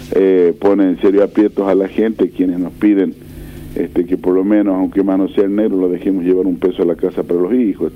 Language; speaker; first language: Spanish; native; Spanish